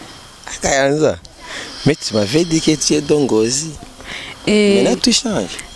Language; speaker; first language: French; non-native, local second language; Rundi